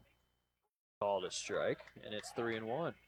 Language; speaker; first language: English; native; English